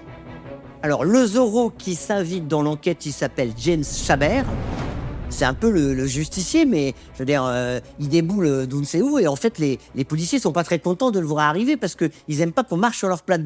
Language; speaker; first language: French; native; French